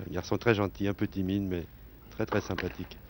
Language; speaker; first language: French; native; French